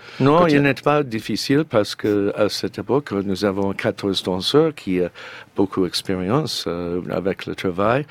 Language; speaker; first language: French; non-native, learner; English